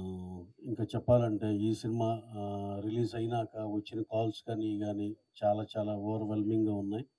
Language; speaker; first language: Telugu; native; Telugu